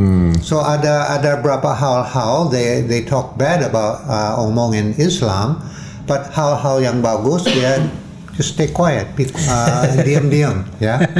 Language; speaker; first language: Indonesian; non-native, fluent; English